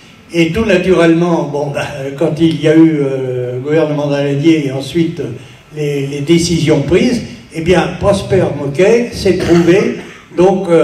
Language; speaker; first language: French; native; French